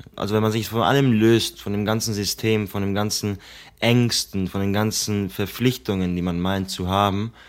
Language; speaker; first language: German; non-native, fluent; Spanish